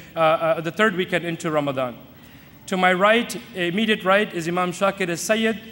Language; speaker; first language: English; native; English